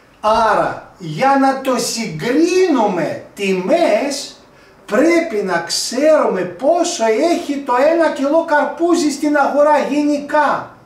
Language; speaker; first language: Greek; non-native, fluent; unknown